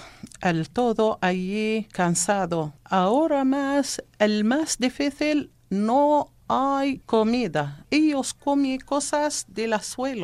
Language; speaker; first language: Spanish; non-native, learner; Arabic